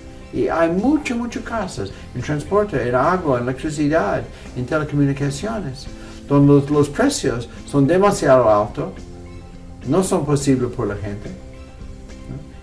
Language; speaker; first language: Spanish; non-native, fluent; English